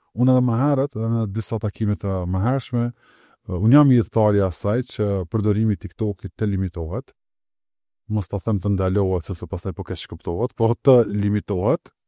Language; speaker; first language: Albanian; native; Albanian